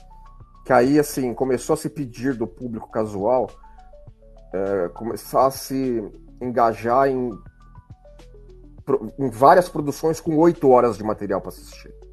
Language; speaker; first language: Portuguese; native; Portuguese